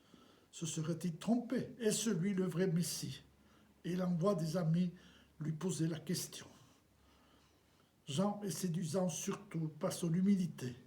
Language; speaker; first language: French; native; French